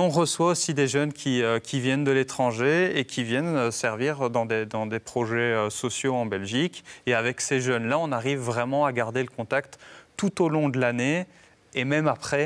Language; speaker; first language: French; native; French